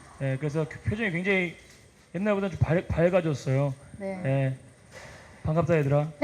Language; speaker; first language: Korean; native; Korean